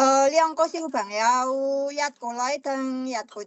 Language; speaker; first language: Cantonese; non-native, learner; Indonesian